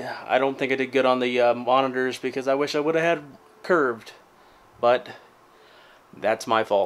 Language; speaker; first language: English; native; English